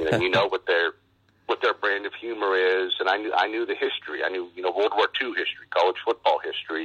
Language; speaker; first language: English; native; English